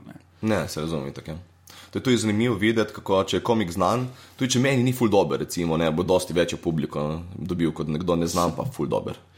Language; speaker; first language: Slovenian; native; Slovenian